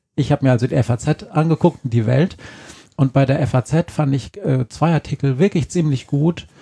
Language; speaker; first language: German; native; German